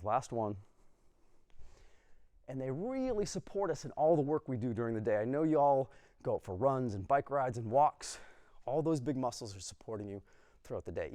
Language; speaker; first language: English; native; English